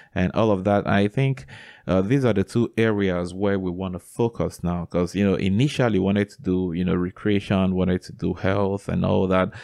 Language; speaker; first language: English; non-native, local second language; Igbo